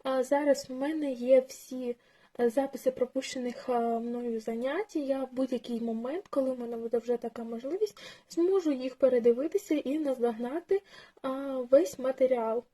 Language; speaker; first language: Ukrainian; native; Ukrainian